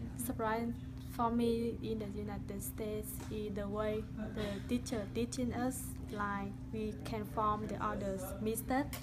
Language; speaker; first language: English; non-native, learner; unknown